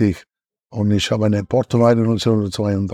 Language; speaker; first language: German; non-native, learner; Italian